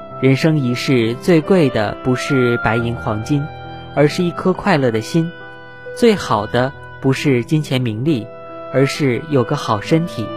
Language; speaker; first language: Chinese; native; Chinese